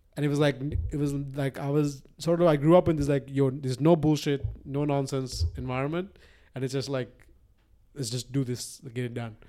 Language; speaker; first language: English; non-native, local second language; Sinhala